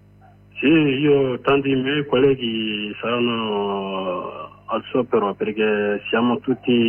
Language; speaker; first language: Italian; non-native, learner; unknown